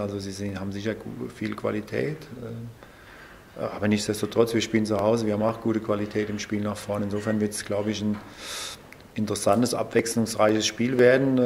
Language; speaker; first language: German; native; German